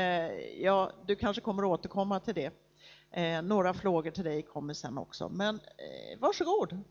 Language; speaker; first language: Swedish; native; Swedish